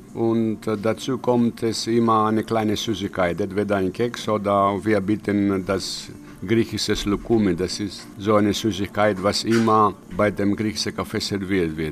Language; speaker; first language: German; non-native, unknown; Greek